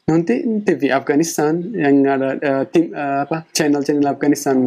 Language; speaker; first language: Indonesian; non-native, fluent; Pashto